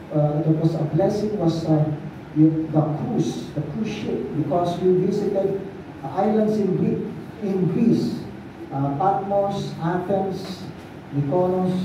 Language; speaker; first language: English; non-native, local second language; Filipino